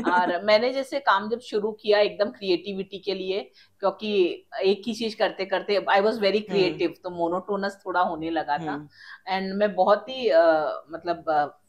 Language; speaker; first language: Hindi; native; Hindi